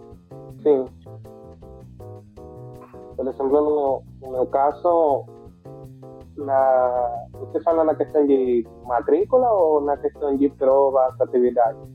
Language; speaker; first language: Portuguese; non-native, fluent; Spanish